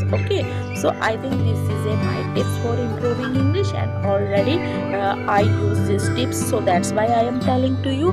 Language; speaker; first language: English; non-native, learner; Hindi